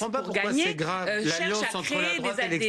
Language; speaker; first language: French; native; French